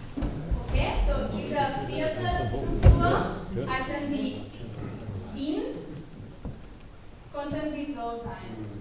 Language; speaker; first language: German; non-native, learner; Catalan